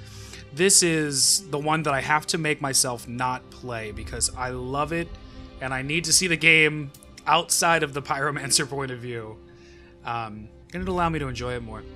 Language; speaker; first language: English; native; English